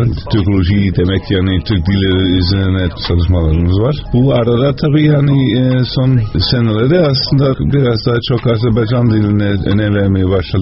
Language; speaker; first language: Turkish; non-native, fluent; Dutch